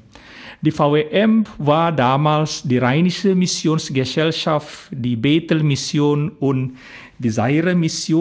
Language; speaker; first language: German; non-native, fluent; Indonesian